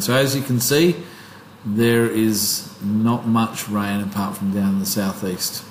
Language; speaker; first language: English; native; English